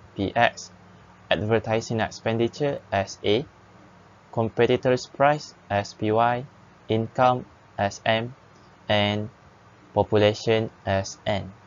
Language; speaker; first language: English; non-native, local second language; Malay